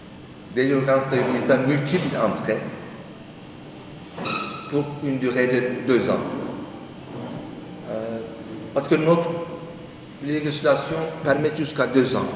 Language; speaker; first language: French; non-native, fluent; Turkish